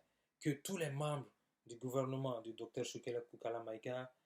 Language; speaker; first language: French; non-native, local second language; Bambara